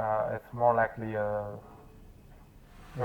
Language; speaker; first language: English; non-native, learner; Chinese